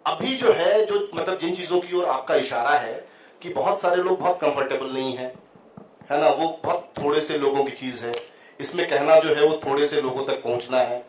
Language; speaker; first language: Hindi; native; Hindi